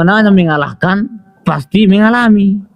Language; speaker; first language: Indonesian; native; Indonesian